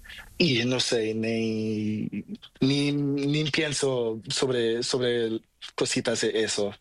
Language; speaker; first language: Spanish; non-native, learner; Portuguese